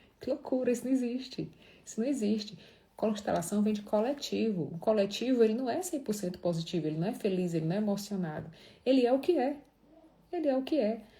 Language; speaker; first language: Portuguese; native; Portuguese